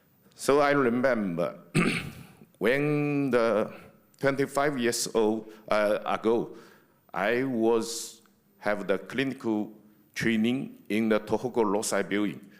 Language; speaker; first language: English; non-native, fluent; Chinese